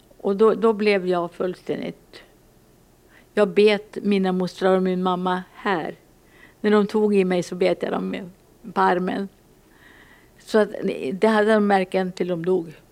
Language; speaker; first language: Swedish; early bilingual, other home language; Finnish